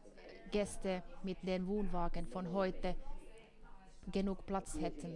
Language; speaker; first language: German; non-native, fluent; Finnish